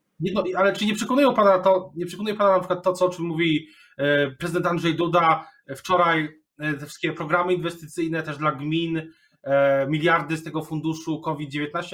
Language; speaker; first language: Polish; native; Polish